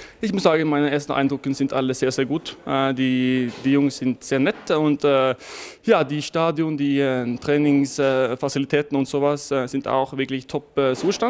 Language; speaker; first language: German; non-native, fluent; Norwegian